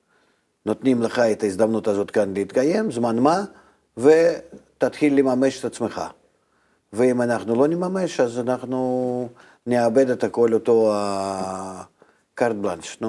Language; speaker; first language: Hebrew; non-native, fluent; Russian